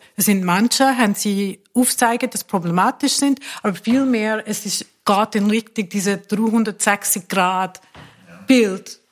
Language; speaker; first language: German; non-native, fluent; English